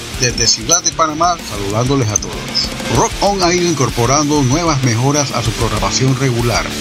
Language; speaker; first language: Spanish; native; Spanish